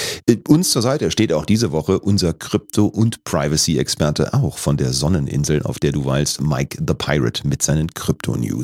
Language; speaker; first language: German; native; German